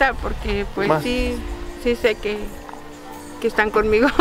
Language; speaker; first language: Spanish; native; Spanish